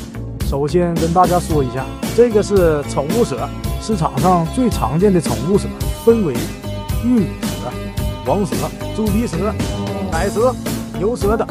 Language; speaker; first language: Chinese; native; Chinese